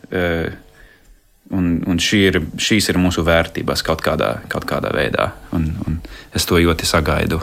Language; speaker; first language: Latvian; non-native, fluent; English